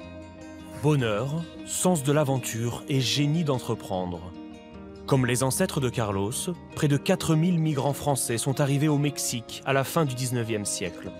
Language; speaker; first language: French; native; French